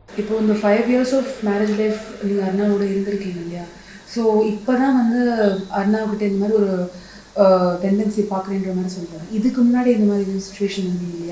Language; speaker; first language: Tamil; native; Tamil